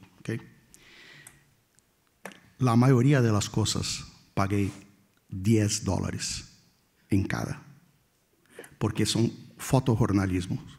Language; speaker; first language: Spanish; non-native, fluent; Portuguese